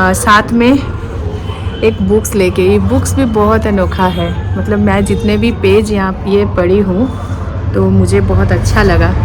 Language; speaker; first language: Hindi; non-native, local second language; Bangla